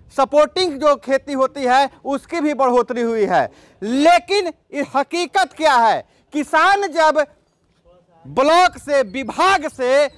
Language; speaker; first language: Hindi; native; Hindi